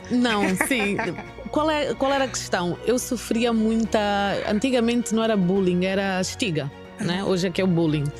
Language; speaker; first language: Portuguese; native; Portuguese